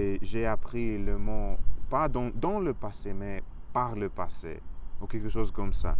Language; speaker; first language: French; non-native, learner; Russian